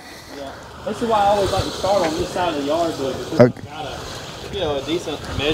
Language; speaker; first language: English; native; English